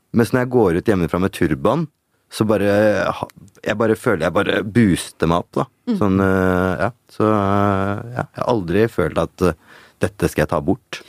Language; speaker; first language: Norwegian; early bilingual, other home language; Punjabi